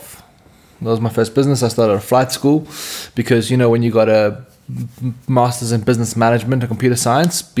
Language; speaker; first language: English; native; English